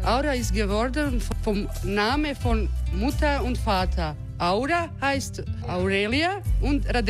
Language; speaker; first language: German; non-native, fluent; Croatian